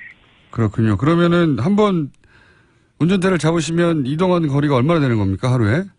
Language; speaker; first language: Korean; native; Korean